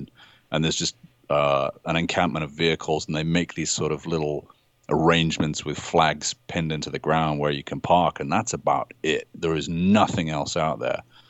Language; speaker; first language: English; native; English